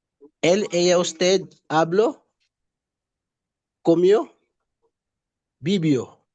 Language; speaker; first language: Spanish; non-native, learner; Filipino